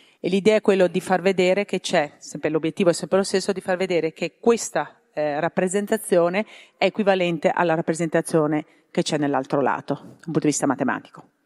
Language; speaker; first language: Italian; native; Italian